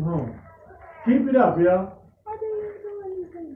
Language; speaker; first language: English; native; English